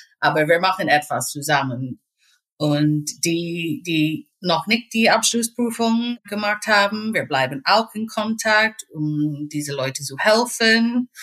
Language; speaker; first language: German; non-native, fluent; English